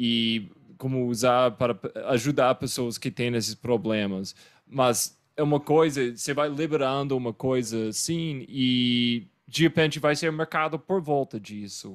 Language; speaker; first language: Portuguese; non-native, fluent; English